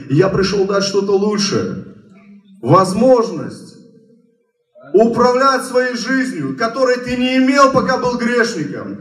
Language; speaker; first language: Russian; native; Russian